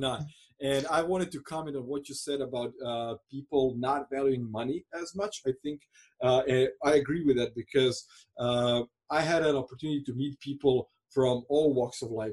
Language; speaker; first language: English; non-native, fluent; Croatian